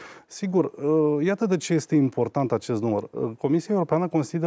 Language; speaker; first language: Romanian; native; Romanian